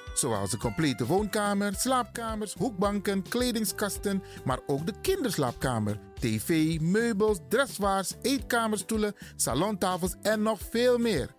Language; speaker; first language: Dutch; native; Dutch